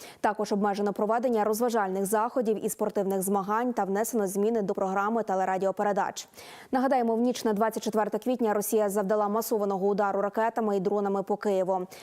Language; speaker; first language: Ukrainian; native; Ukrainian